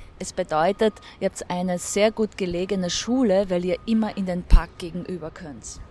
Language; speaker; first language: German; early bilingual, other home language; Polish